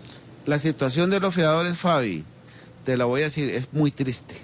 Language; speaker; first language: Spanish; native; Spanish